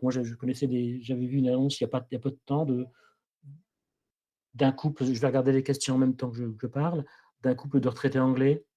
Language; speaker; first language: French; native; French